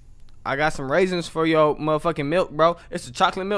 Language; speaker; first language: English; native; English